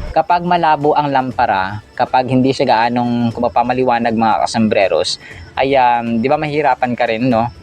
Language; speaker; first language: Filipino; non-native, local second language; Cebuano